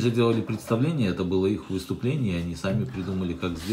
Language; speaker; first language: Russian; native; Russian